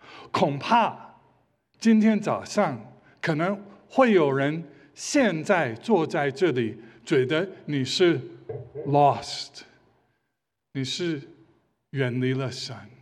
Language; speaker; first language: Chinese; early bilingual, other home language; English